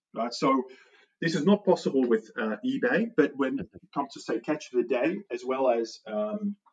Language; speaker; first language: English; non-native, fluent; Dutch